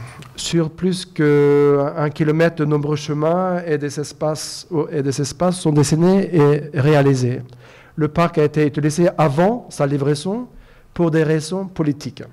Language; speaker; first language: French; non-native, fluent; Norwegian